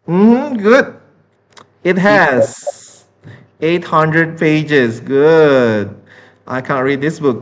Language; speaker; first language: English; non-native, fluent; Indonesian